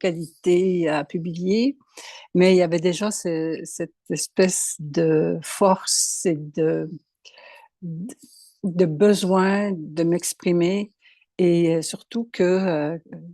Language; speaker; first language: French; native; French